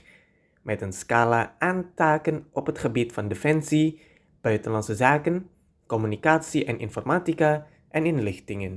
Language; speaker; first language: Dutch; non-native, fluent; Indonesian